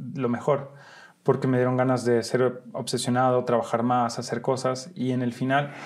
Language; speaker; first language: Spanish; early bilingual, heritage; Spanish